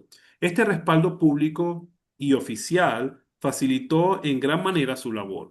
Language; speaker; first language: Spanish; native; Spanish